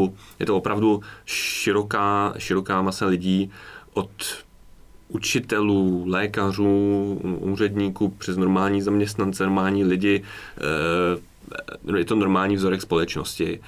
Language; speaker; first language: Czech; native; Czech